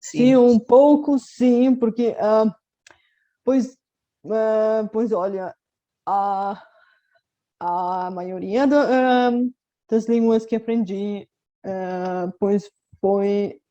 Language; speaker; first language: Portuguese; non-native, fluent; Bulgarian